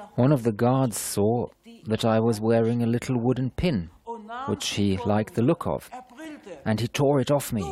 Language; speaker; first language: English; non-native, fluent; German